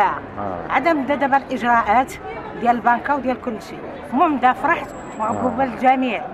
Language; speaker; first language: Arabic; native; Arabic